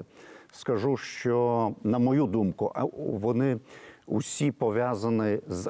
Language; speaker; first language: Ukrainian; non-native, fluent; Lithuanian